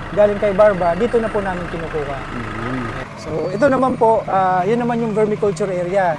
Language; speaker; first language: Filipino; native; Filipino